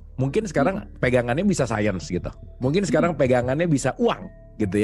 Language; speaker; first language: Indonesian; native; Indonesian